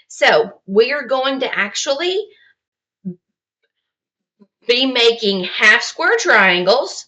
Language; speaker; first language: English; native; English